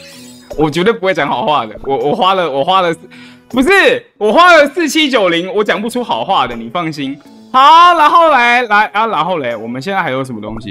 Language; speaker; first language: Chinese; native; Chinese